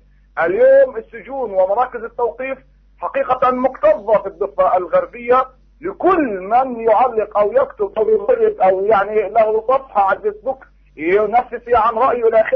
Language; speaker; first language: Arabic; native; Arabic